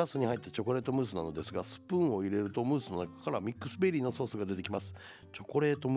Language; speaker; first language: Japanese; native; Japanese